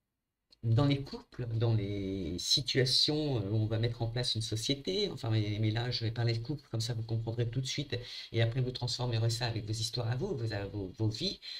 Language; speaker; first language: French; native; French